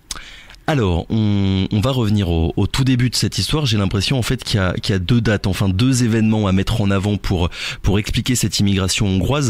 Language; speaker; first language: French; native; French